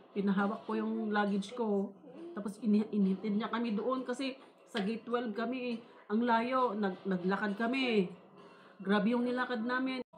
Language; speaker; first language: Filipino; native; Filipino